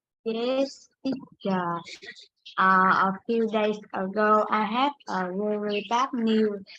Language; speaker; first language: English; non-native, learner; Vietnamese